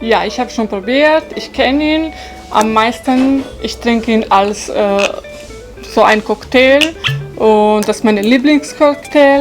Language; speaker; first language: German; non-native, fluent; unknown